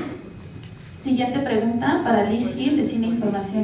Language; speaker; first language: Spanish; native; Spanish